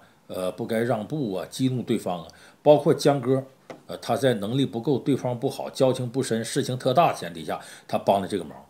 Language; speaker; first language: Chinese; native; Chinese